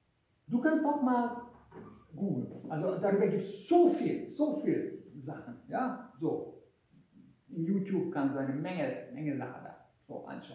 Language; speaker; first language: German; non-native, fluent; Hungarian